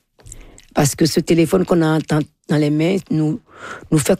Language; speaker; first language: French; non-native, local second language; Fon